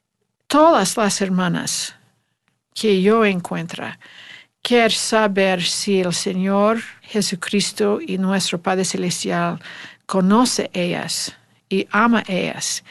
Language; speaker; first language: Spanish; non-native, learner; English